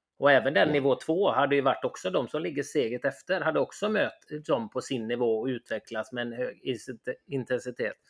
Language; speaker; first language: Swedish; native; Swedish